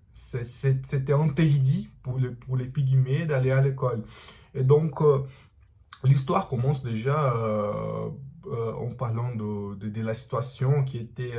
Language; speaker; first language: French; non-native, learner; Portuguese